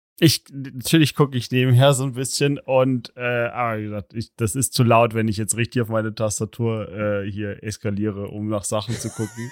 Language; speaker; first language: German; native; German